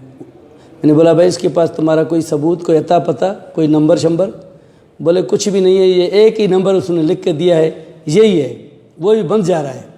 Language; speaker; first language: Urdu; non-native, local second language; Sindhi